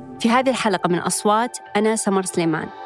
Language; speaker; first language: Arabic; native; Arabic